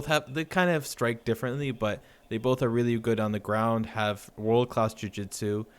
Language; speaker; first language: English; native; English